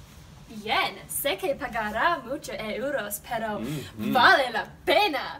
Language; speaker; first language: Spanish; non-native, learner; English